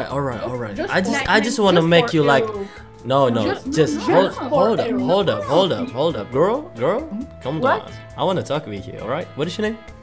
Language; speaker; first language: English; non-native, learner; Indonesian